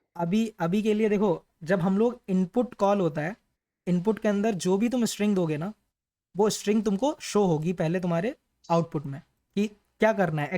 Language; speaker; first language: Hindi; native; Hindi